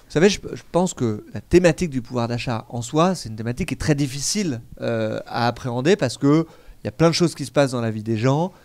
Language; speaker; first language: French; native; French